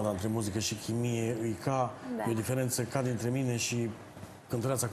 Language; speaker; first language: Romanian; native; Romanian